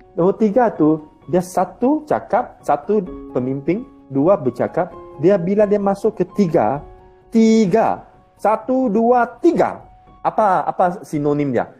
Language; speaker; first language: Malay; non-native, local second language; Chinese